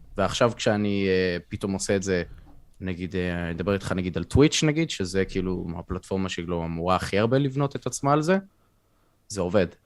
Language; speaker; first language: Hebrew; native; Hebrew